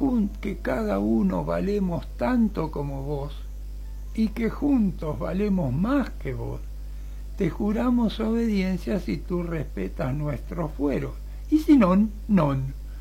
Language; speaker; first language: Spanish; native; Spanish